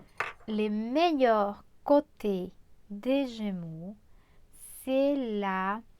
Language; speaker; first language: French; non-native, fluent; Portuguese